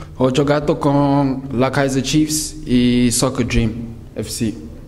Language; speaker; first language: Italian; non-native, learner; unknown